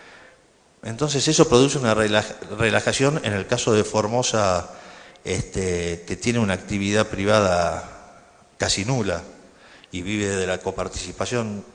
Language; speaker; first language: Spanish; native; Spanish